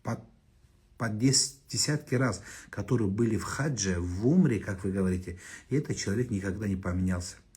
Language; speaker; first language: Russian; non-native, local second language; Kazakh